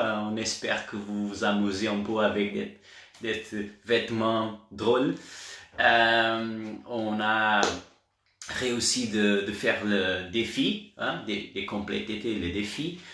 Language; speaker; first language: French; non-native, learner; Portuguese